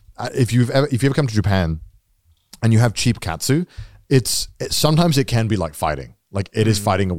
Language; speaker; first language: English; native; English